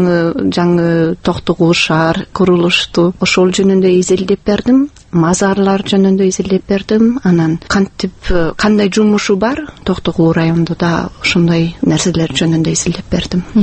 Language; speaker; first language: Kyrgyz; non-native, fluent; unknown